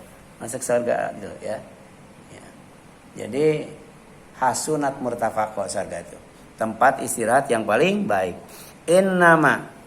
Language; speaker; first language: Indonesian; native; Indonesian